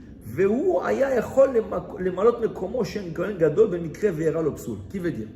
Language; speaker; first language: Hebrew; non-native, fluent; French